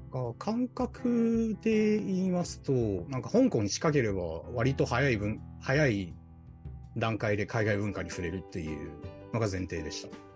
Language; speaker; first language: Japanese; non-native, fluent; Chinese